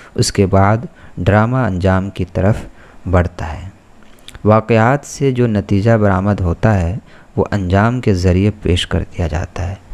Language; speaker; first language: Hindi; native; Hindi